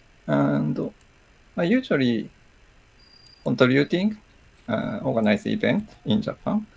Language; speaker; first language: English; non-native, learner; Japanese